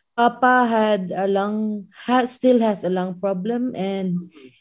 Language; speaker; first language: Filipino; non-native, local second language; Hiligaynon